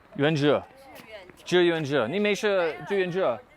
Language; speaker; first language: Chinese; non-native, learner; English